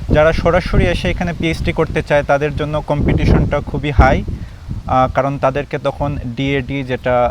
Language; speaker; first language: Bangla; native; Bangla